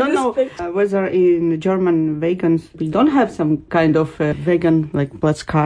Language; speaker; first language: English; non-native, fluent; Ukrainian